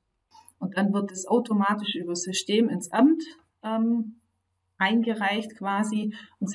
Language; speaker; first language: German; native; German